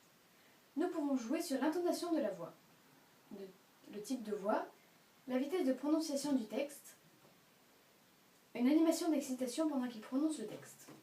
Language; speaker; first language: French; native; French